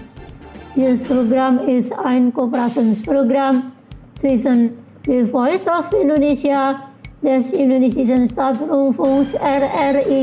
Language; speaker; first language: German; non-native, fluent; Indonesian